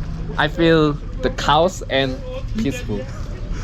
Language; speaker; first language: English; non-native, learner; Korean